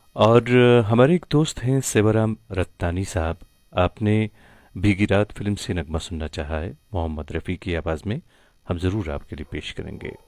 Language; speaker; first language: Hindi; non-native, local second language; Kashmiri